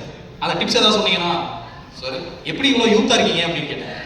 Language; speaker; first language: Tamil; native; Tamil